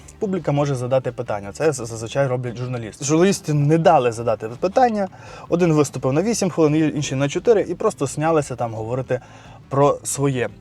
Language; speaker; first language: Ukrainian; non-native, local second language; Russian